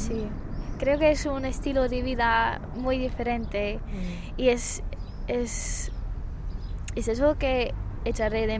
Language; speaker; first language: Spanish; non-native, fluent; English